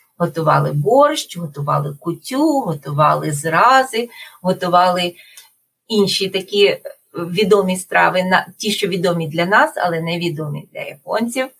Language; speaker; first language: Ukrainian; native; Ukrainian